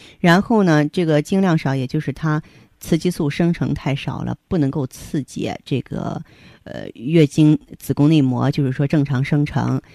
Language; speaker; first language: Chinese; native; Chinese